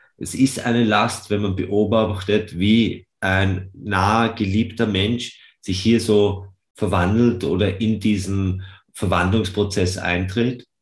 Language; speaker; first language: German; native; German